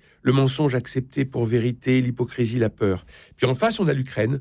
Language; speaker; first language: French; native; French